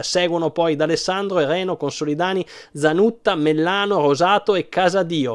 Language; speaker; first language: Italian; native; Italian